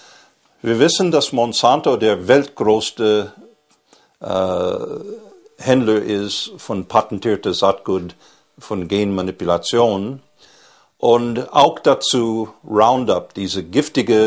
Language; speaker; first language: German; non-native, fluent; English